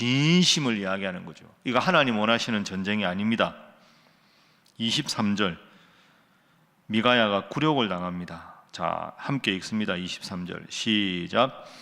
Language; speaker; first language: Korean; native; Korean